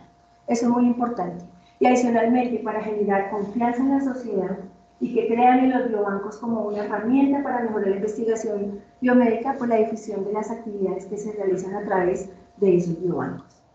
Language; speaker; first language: Spanish; native; Spanish